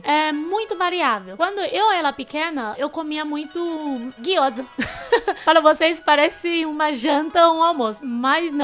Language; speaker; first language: Portuguese; non-native, fluent; Chinese